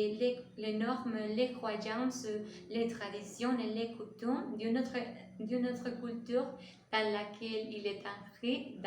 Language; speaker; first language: French; non-native, learner; Spanish